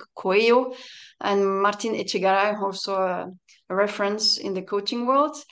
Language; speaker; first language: English; non-native, fluent; French